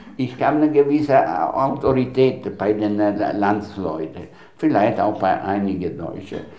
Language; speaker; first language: German; non-native, fluent; Italian